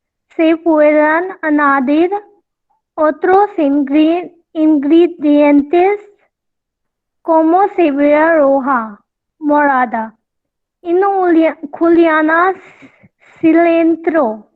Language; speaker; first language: Spanish; non-native, learner; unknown